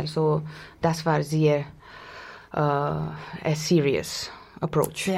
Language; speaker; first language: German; non-native, learner; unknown